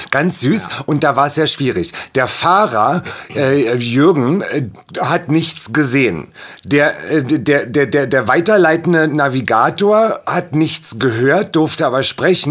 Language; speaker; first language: German; native; German